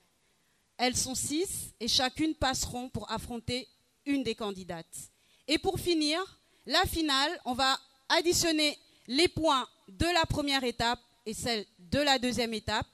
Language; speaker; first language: French; non-native, local second language; Wolof